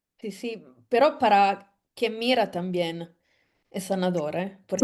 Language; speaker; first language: Spanish; non-native, fluent; Italian